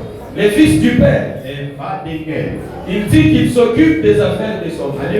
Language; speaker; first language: French; non-native, local second language; Bambara